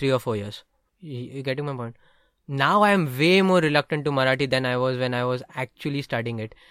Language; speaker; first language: English; non-native, local second language; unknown